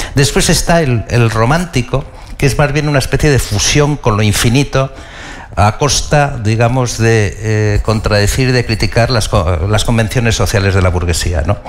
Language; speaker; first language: Spanish; native; Spanish